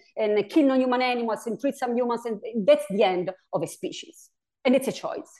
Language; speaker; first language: English; non-native, fluent; Italian